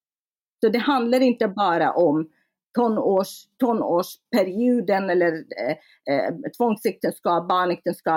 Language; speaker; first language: Swedish; non-native, fluent; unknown